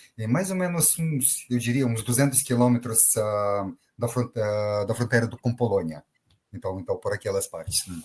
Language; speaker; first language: Portuguese; non-native, fluent; Ukrainian